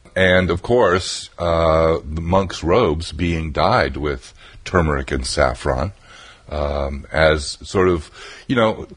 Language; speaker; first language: English; native; English